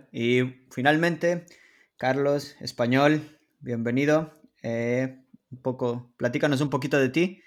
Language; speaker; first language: Spanish; native; Spanish